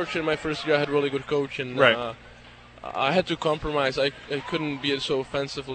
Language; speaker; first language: English; non-native, fluent; Czech